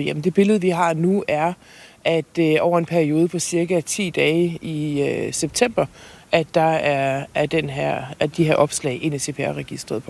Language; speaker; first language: Danish; native; Danish